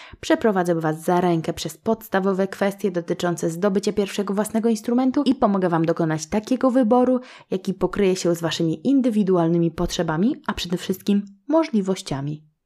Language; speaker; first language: Polish; native; Polish